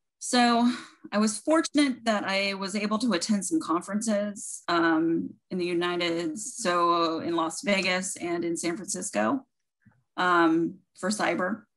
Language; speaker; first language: English; native; English